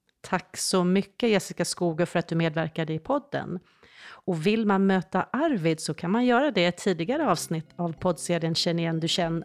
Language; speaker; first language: Swedish; native; Swedish